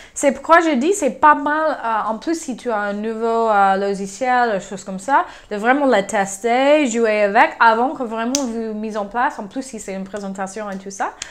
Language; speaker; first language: French; non-native, fluent; English